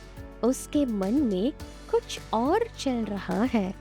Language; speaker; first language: Hindi; non-native, fluent; Sinhala